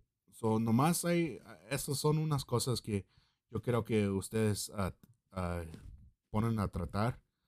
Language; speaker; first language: Spanish; early bilingual, heritage; Spanish